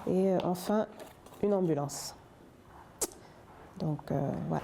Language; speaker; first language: French; non-native, local second language; Wolof